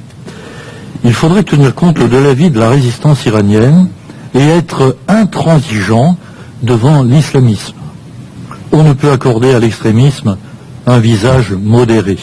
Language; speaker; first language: French; native; French